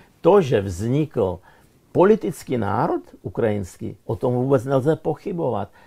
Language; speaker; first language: Czech; non-native, fluent; Russian